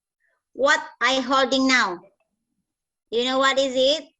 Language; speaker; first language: English; non-native, learner; Indonesian